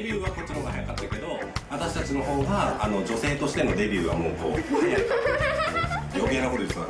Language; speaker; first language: Japanese; native; Japanese